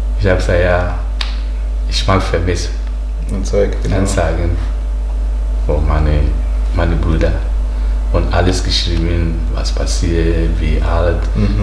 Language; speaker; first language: German; non-native, learner; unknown